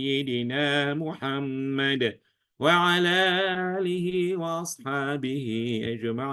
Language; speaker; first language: Arabic; non-native, fluent; Indonesian